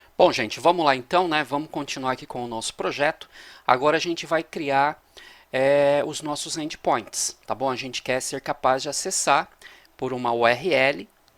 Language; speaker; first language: Portuguese; native; Portuguese